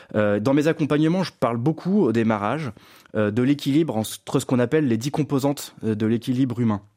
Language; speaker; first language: French; native; French